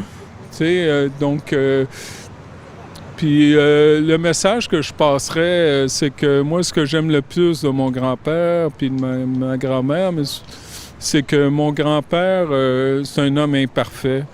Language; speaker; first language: French; native; French